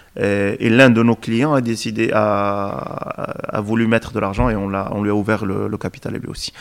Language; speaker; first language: French; non-native, local second language; Arabic